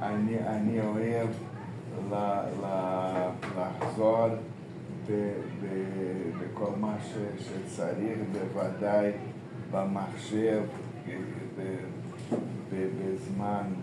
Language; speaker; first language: Hebrew; non-native, learner; Russian